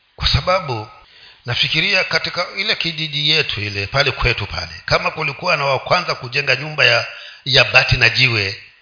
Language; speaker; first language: Swahili; non-native, local second language; Giryama